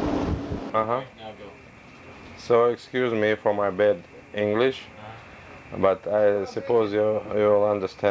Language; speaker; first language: English; non-native, learner; Russian